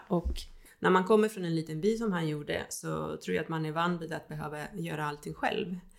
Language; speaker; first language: Swedish; non-native, fluent; Spanish